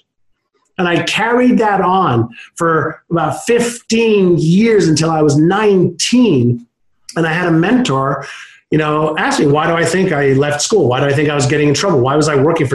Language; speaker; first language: English; non-native, fluent; Hebrew